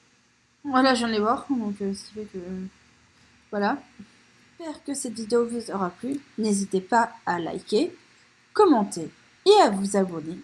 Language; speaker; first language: French; native; French